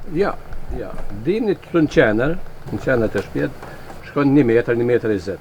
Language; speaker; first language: Albanian; native; Albanian